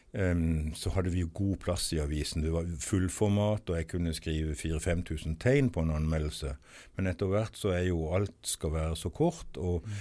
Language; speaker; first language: Norwegian; native; Norwegian